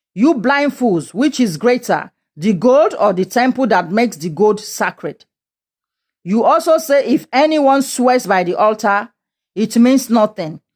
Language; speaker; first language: English; non-native, local second language; Yoruba